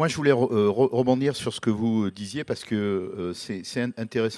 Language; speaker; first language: French; native; French